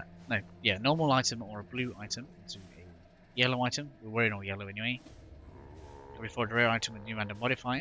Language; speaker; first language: English; native; English